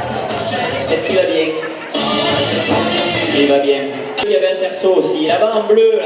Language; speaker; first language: French; native; French